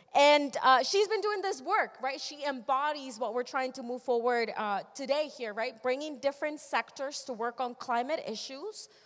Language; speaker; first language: English; early bilingual, other home language; Spanish